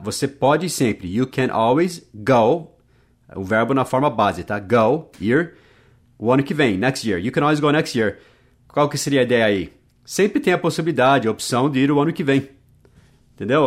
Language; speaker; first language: Portuguese; non-native, fluent; English